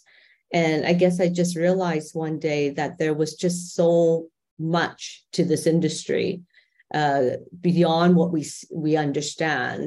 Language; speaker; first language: English; native; English